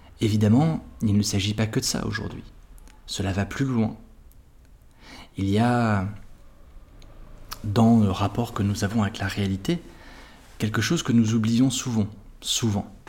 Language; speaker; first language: French; native; French